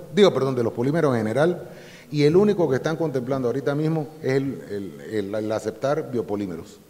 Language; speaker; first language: Spanish; native; Spanish